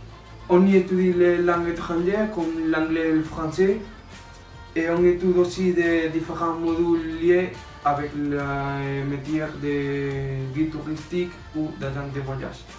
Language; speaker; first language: French; non-native, learner; Spanish